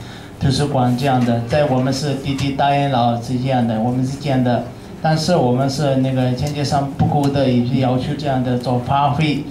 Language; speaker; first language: Chinese; non-native, learner; Tibetan